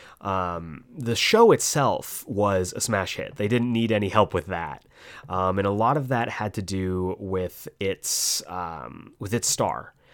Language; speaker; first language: English; native; English